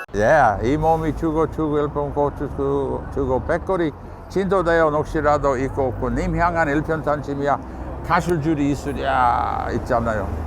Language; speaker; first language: Korean; non-native, fluent; English